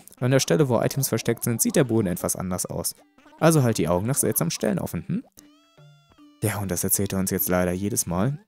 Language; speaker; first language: German; native; German